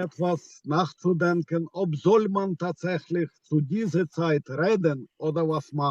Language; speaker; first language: German; non-native, fluent; Ukrainian